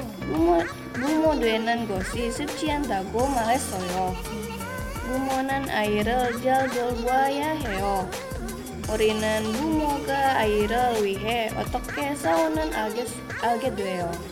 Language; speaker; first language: Korean; non-native, learner; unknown